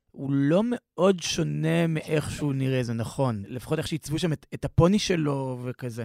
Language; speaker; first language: Hebrew; native; Hebrew